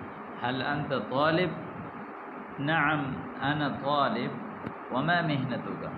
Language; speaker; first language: Arabic; non-native, fluent; Urdu